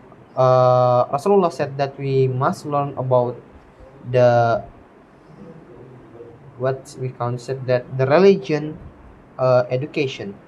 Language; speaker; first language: English; non-native, learner; Indonesian